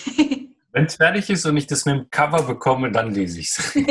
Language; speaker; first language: German; early bilingual, other home language; Russian